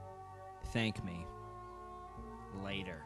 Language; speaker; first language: English; native; English